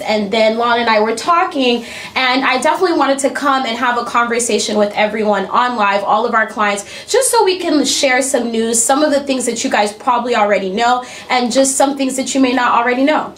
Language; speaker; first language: English; early bilingual, other home language; French